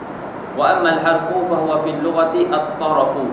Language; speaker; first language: Arabic; non-native, fluent; Malay